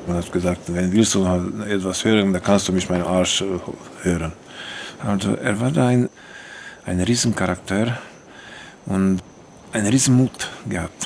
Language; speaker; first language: German; non-native, fluent; Romanian